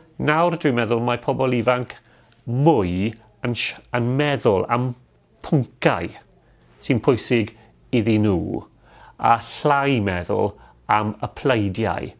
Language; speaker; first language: Welsh; non-native, local second language; English